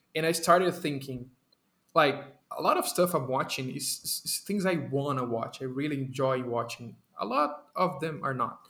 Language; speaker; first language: English; non-native, fluent; Portuguese